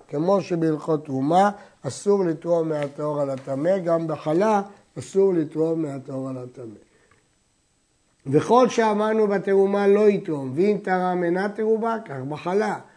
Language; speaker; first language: Hebrew; native; Hebrew